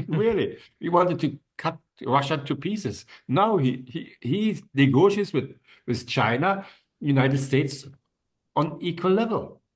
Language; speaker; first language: English; non-native, fluent; German